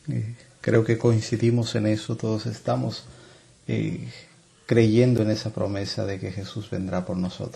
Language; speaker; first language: Spanish; native; Spanish